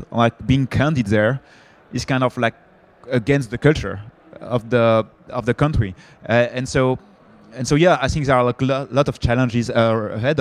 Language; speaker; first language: English; non-native, fluent; French